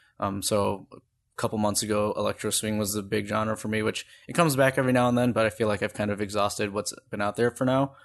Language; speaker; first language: English; native; English